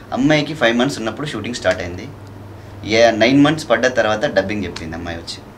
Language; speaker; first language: Telugu; native; Telugu